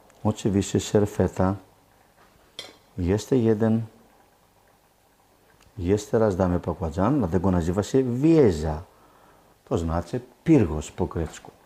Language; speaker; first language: Polish; non-native, fluent; Greek